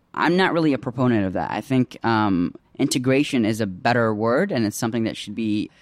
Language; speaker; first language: English; early bilingual, other home language; Arabic